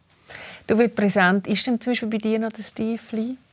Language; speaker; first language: German; native; German